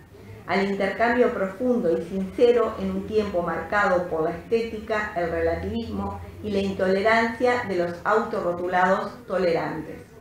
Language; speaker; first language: Spanish; native; Spanish